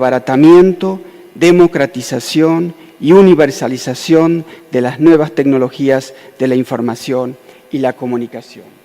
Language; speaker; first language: Spanish; native; Spanish